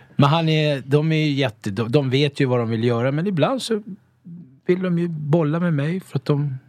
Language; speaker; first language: Swedish; early bilingual, other home language; Italian